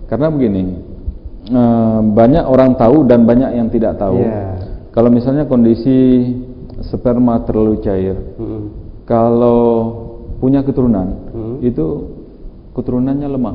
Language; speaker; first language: Malay; native; Malay